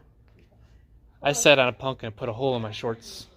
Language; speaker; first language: English; native; English